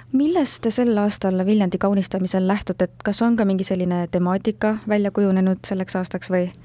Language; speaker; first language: Estonian; native; Estonian